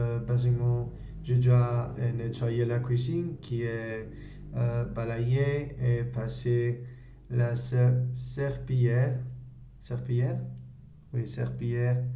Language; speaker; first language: French; non-native, learner; Spanish